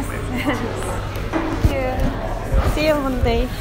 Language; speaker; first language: English; non-native, learner; Korean